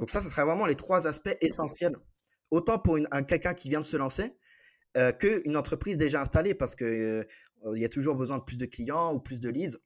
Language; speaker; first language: French; native; French